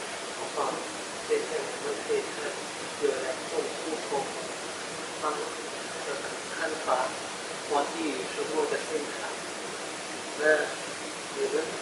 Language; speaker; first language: Chinese; non-native, learner; Indonesian